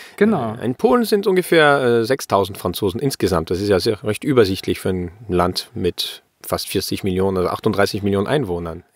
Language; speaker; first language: German; early bilingual, heritage; German